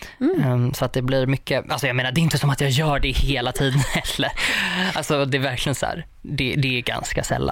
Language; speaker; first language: Swedish; native; Swedish